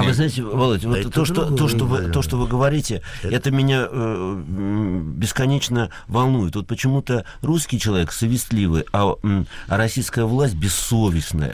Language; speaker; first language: Russian; native; Russian